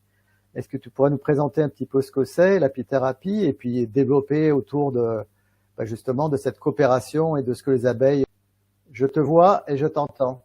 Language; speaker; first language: French; native; French